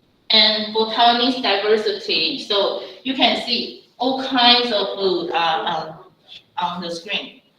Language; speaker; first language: English; non-native, fluent; Chinese